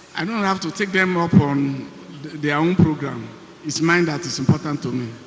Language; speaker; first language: English; non-native, local second language; Yoruba